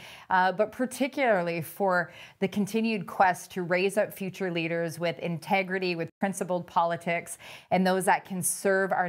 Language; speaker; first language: English; native; English